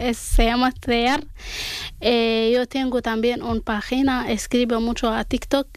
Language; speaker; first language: Spanish; non-native, learner; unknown